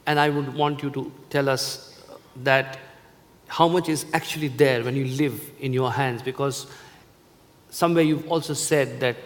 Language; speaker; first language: English; non-native, local second language; Hindi